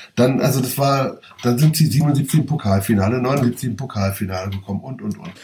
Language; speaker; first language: German; native; German